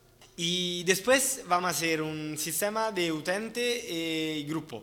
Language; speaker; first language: Spanish; non-native, learner; Italian